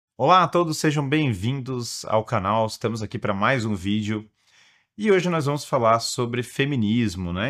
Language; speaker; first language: Portuguese; native; Portuguese